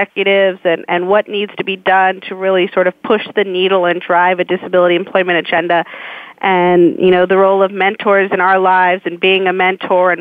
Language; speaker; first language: English; native; English